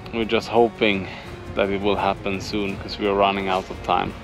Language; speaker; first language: English; non-native, fluent; Swedish